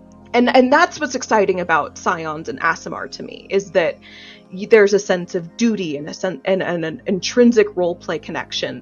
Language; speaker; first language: English; native; English